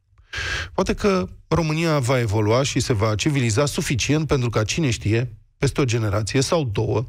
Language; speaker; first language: Romanian; native; Romanian